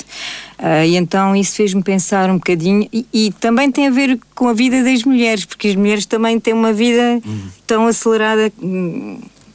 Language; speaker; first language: Portuguese; native; Portuguese